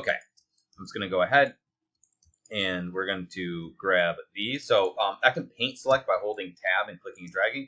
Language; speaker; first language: English; native; English